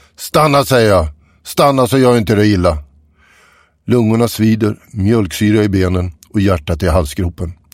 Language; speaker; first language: Swedish; native; Swedish